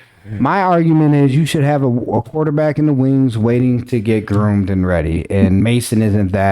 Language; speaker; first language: English; native; English